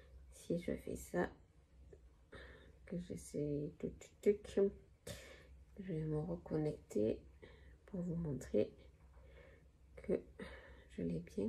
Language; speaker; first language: French; native; French